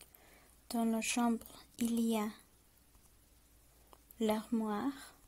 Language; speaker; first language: French; non-native, learner; Spanish